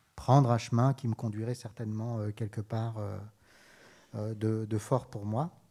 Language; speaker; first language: French; native; French